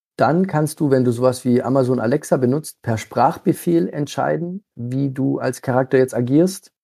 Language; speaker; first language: German; early bilingual, other home language; Italian